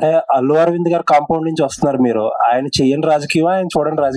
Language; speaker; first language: Telugu; native; Telugu